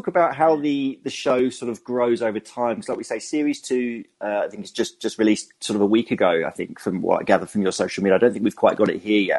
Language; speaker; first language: English; native; English